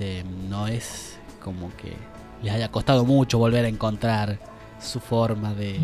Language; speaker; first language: Spanish; native; Spanish